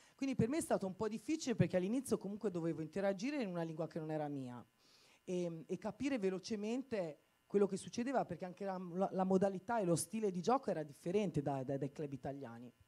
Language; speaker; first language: Italian; native; Italian